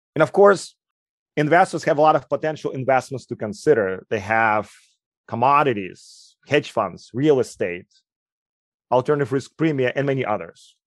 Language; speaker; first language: English; non-native, fluent; Ukrainian